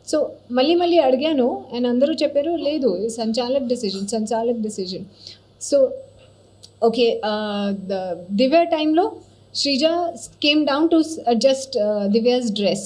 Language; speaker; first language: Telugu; non-native, learner; Hindi